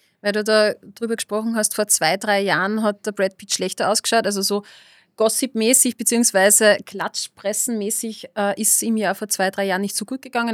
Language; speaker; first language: German; native; German